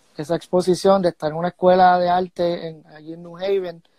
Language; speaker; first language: Spanish; early bilingual, heritage; Spanish